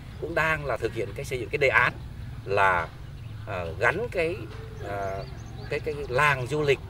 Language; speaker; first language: Vietnamese; non-native, local second language; Tày